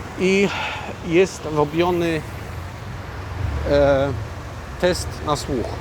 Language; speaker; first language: Polish; native; Polish